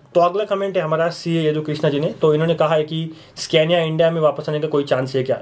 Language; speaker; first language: Hindi; non-native, local second language; Marathi